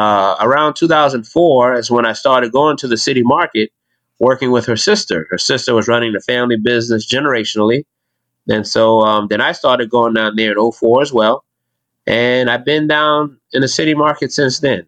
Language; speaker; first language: English; native; English